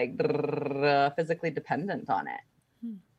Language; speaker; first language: English; native; English